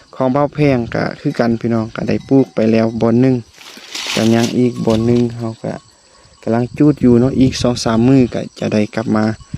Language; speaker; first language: Lao; native; Lao